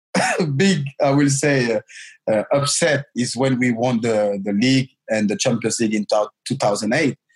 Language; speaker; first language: English; non-native, fluent; French